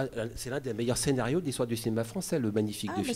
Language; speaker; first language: French; native; French